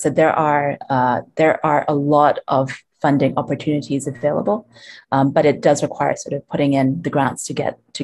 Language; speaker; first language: English; non-native, local second language; Cantonese